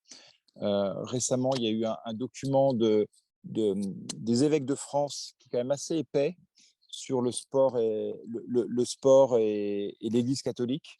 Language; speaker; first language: French; native; French